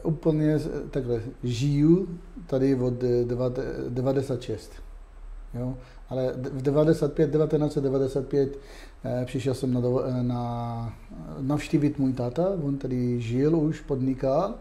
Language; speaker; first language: Czech; non-native, fluent; Hebrew